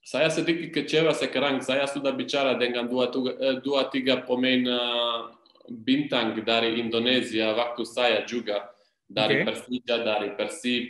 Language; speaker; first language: Indonesian; non-native, learner; Serbian